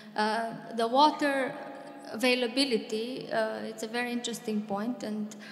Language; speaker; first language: English; non-native, fluent; Romanian